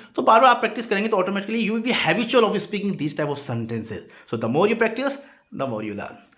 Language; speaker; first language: Hindi; native; Hindi